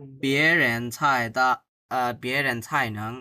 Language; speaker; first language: Chinese; non-native, fluent; Bangla